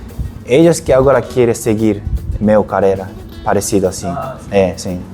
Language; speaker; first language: Portuguese; non-native, learner; Japanese